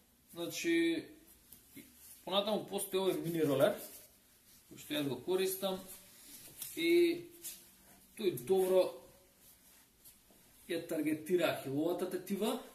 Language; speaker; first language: Macedonian; native; Macedonian